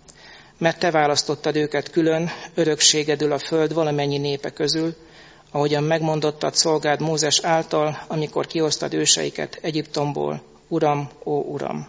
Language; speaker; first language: Hungarian; native; Hungarian